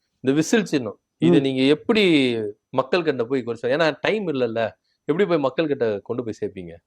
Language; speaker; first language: Tamil; native; Tamil